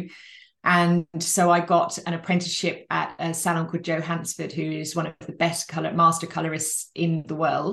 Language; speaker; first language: English; native; English